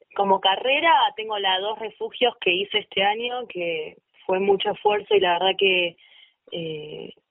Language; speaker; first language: Spanish; native; Spanish